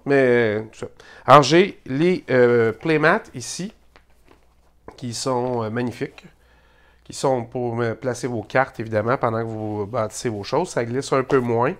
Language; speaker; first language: French; native; French